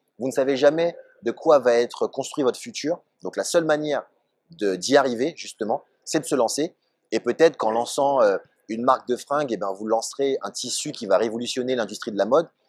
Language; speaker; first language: French; native; French